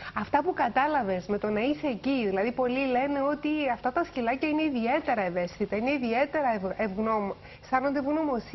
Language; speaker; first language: Greek; native; Greek